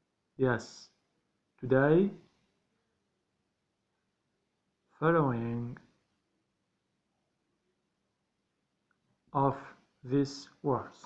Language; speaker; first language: English; non-native, learner; Arabic